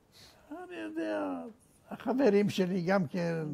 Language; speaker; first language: Hebrew; non-native, fluent; Romanian